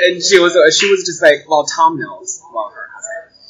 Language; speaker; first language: English; non-native, fluent; Chinese